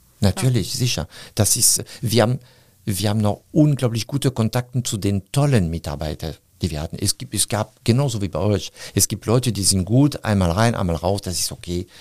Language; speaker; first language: German; non-native, fluent; French